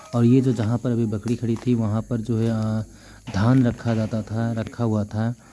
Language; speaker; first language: Hindi; non-native, local second language; Nepali